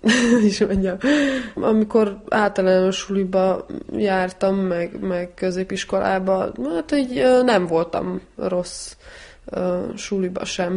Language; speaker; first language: Hungarian; non-native, fluent; Serbian